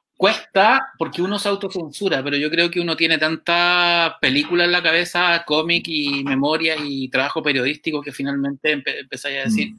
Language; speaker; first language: Spanish; native; Spanish